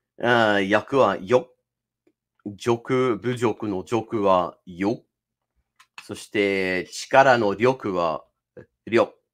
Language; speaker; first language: Japanese; non-native, fluent; English